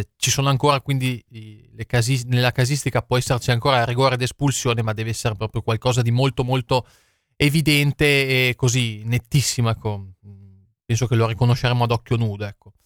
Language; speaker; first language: Italian; native; Italian